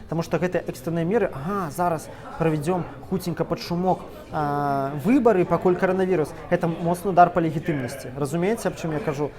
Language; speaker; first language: Belarusian; native; Belarusian